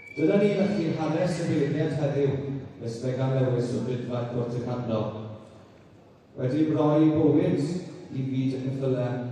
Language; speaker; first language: Welsh; native; Welsh